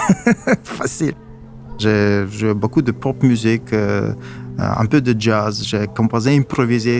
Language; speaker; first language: French; non-native, fluent; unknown